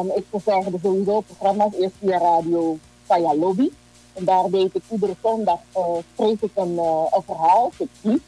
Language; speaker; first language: Dutch; native; Dutch